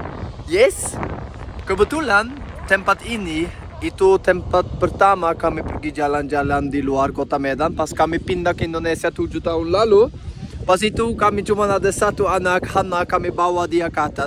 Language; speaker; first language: Indonesian; non-native, fluent; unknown